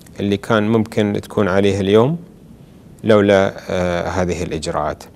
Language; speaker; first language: Arabic; native; Arabic